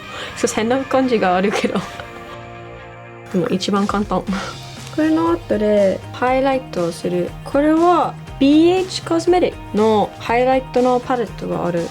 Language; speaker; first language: Japanese; non-native, learner; English